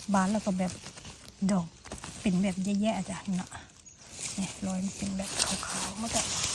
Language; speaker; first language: Thai; native; Thai